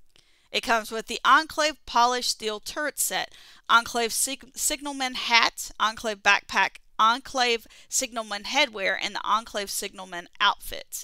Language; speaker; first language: English; native; English